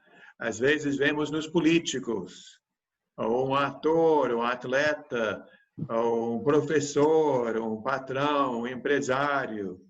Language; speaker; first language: Portuguese; native; Portuguese